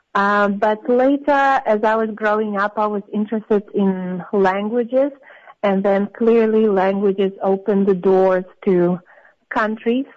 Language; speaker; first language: English; non-native, fluent; Russian